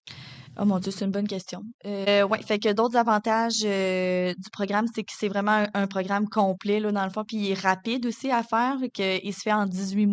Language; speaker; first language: French; native; French